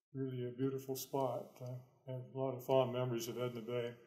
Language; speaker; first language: English; native; English